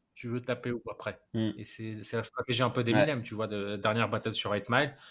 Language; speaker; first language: French; non-native, local second language; Arabic